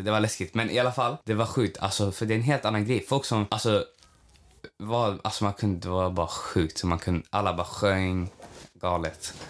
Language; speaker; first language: Swedish; native; Swedish